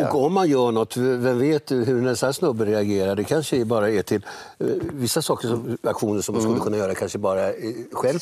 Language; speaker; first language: Swedish; native; Swedish